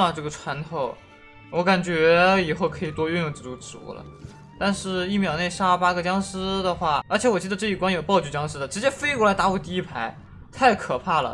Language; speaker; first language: Chinese; native; Chinese